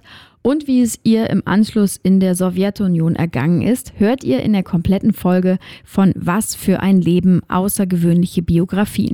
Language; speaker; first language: German; native; German